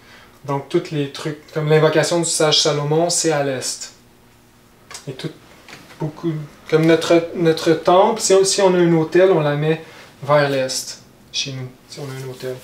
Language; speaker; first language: French; native; French